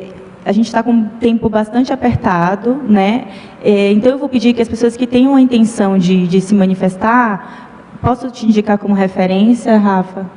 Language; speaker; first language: Portuguese; native; Portuguese